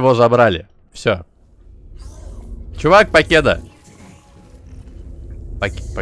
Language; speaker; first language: Russian; native; Russian